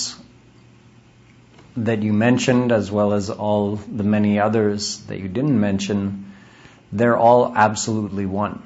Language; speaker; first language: English; native; English